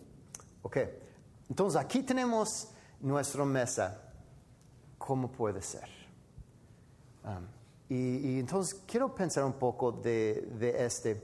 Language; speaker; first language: Spanish; non-native, fluent; English